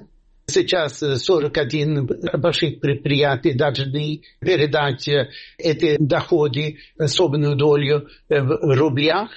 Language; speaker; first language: Russian; non-native, fluent; Swedish